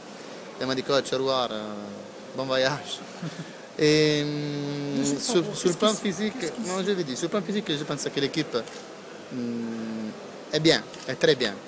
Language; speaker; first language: French; non-native, learner; Italian